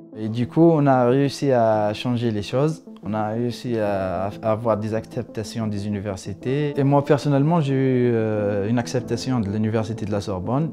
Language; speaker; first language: French; non-native, local second language; Arabic